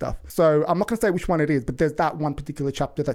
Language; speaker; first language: English; native; English